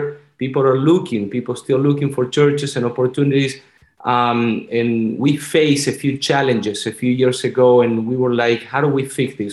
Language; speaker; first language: English; non-native, fluent; Spanish